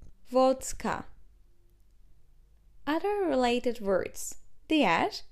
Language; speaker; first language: English; non-native, fluent; Turkish